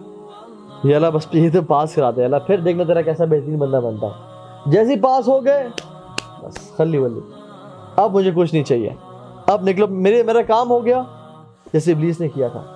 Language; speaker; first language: Urdu; native; Urdu